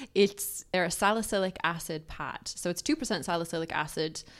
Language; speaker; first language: English; native; English